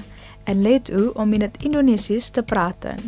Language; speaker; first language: Dutch; non-native, fluent; Indonesian